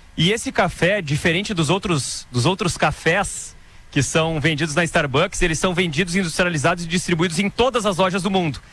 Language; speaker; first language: Portuguese; native; Portuguese